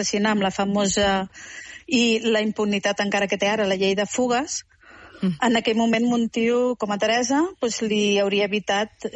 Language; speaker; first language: Catalan; native; Catalan